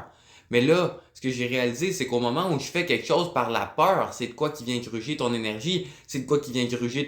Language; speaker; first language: French; native; French